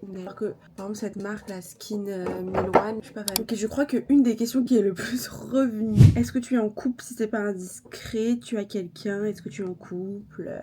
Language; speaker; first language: French; native; French